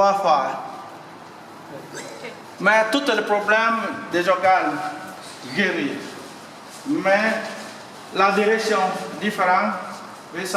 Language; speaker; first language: French; non-native, learner; Vietnamese